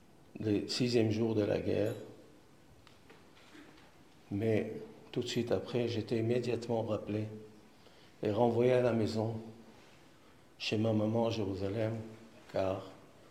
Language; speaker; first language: French; non-native, fluent; Hebrew